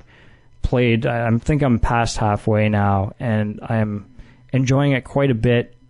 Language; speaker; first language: English; native; English